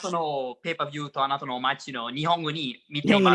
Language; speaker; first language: Japanese; non-native, learner; English